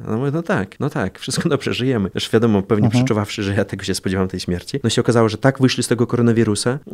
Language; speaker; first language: Polish; early bilingual, other home language; Belarusian